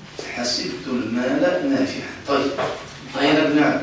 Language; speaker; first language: Arabic; native; Arabic